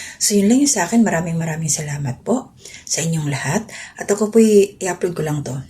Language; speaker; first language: Filipino; non-native, local second language; Waray